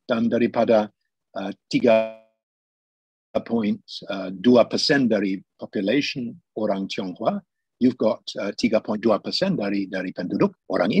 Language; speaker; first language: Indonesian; non-native, fluent; English